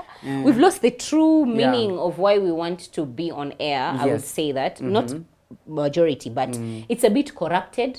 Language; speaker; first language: English; non-native, local second language; Swahili